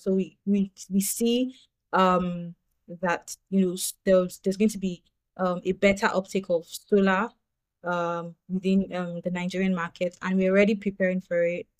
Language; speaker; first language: English; non-native, local second language; Yoruba